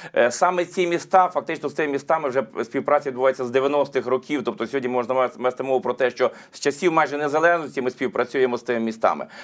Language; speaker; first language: Ukrainian; native; Ukrainian